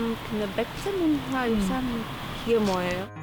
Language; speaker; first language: Korean; non-native, fluent; Polish